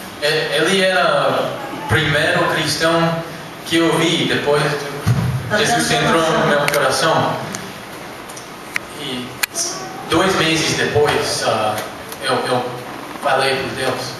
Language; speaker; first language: Portuguese; non-native, learner; English